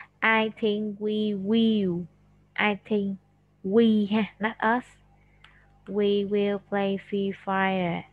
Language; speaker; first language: English; non-native, fluent; Vietnamese